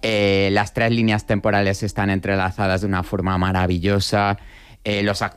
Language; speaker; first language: Spanish; native; Spanish